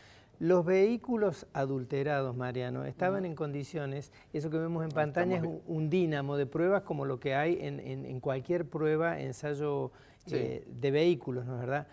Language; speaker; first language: Spanish; native; Spanish